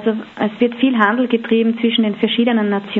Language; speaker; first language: German; native; German